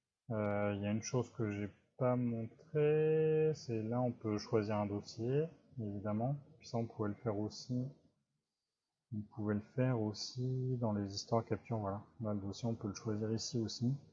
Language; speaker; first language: French; native; French